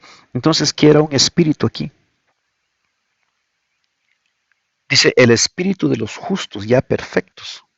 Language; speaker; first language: Spanish; native; Spanish